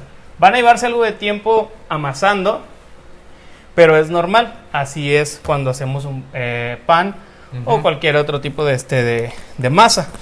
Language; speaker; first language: Spanish; native; Spanish